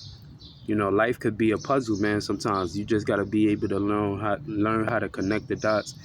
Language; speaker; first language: English; native; English